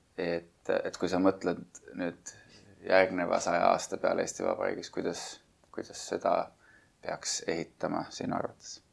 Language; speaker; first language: Estonian; native; Estonian